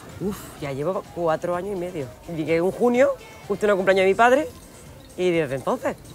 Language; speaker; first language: Spanish; native; Spanish